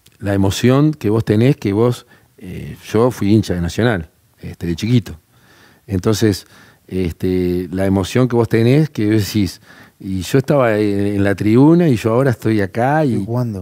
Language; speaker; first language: Spanish; native; Spanish